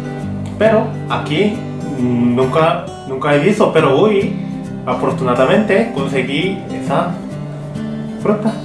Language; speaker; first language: Spanish; non-native, learner; Korean